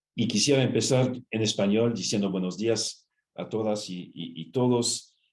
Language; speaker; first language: Spanish; non-native, fluent; English